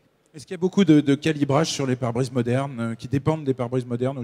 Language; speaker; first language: French; native; French